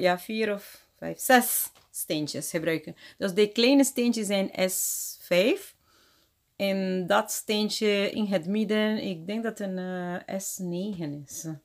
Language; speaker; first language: Dutch; non-native, fluent; Spanish